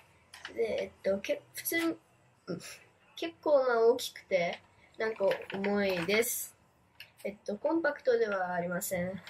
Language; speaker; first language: Japanese; early bilingual, heritage; Japanese